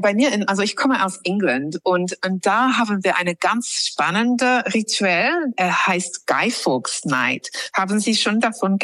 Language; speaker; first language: German; non-native, fluent; English